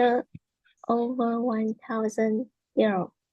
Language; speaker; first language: English; non-native, learner; Vietnamese